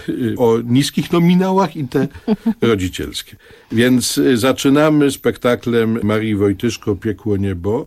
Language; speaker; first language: Polish; native; Polish